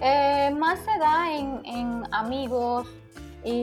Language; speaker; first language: Spanish; native; Spanish